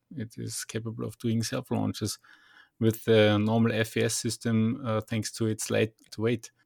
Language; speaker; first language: English; non-native, fluent; German